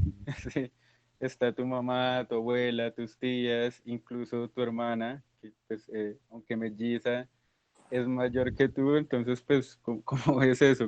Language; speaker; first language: Spanish; native; Spanish